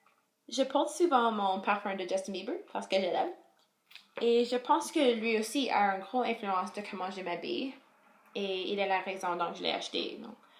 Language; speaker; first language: French; non-native, local second language; English